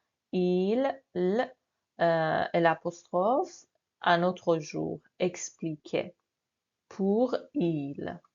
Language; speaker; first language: French; non-native, fluent; Persian